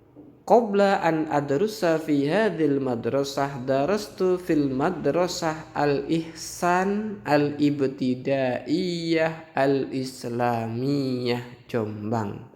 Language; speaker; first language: Arabic; non-native, fluent; Indonesian